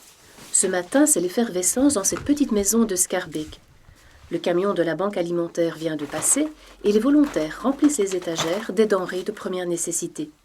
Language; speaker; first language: French; native; French